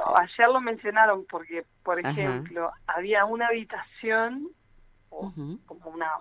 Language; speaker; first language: Spanish; early bilingual, other home language; Portuguese